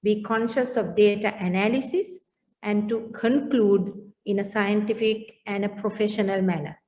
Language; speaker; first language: English; non-native, local second language; Sinhala